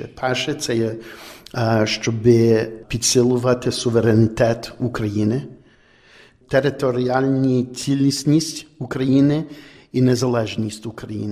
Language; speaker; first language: Ukrainian; early bilingual, heritage; Ukrainian